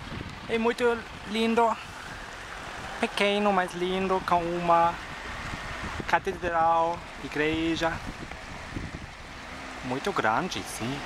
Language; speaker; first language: Portuguese; non-native, fluent; German